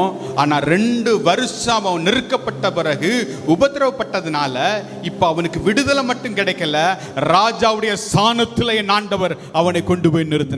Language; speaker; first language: Tamil; native; Tamil